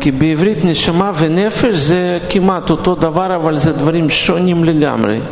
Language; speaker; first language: Hebrew; non-native, fluent; Russian